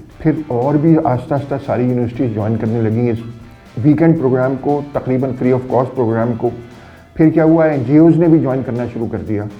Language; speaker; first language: Urdu; native; Urdu